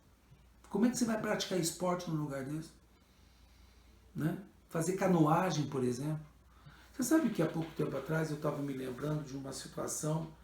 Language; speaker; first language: Portuguese; native; Portuguese